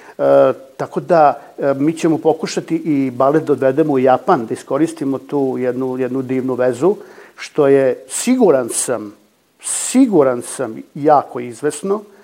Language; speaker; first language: Serbian; native; Serbian